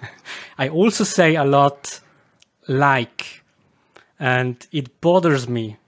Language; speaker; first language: English; non-native, fluent; German